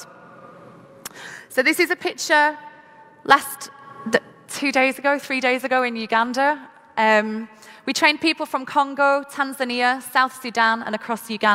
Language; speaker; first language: English; native; English